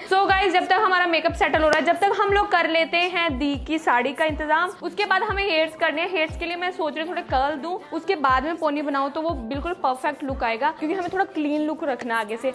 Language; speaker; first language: Hindi; native; Hindi